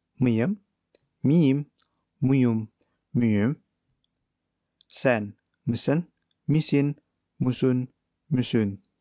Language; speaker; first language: Turkish; non-native, fluent; Indonesian